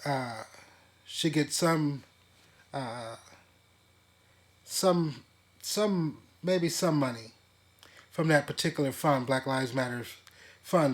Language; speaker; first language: English; native; English